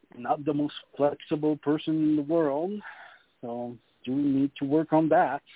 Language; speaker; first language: English; non-native, fluent; French